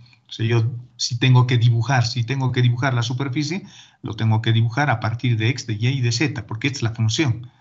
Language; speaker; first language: Spanish; native; Spanish